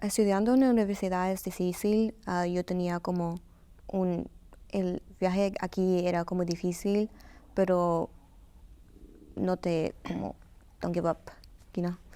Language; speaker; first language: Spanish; early bilingual, heritage; Spanish